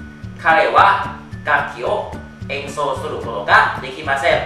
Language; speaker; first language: Japanese; non-native, fluent; Thai